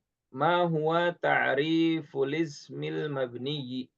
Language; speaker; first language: Arabic; non-native, fluent; Indonesian